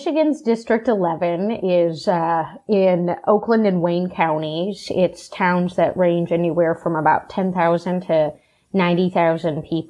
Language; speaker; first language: English; native; English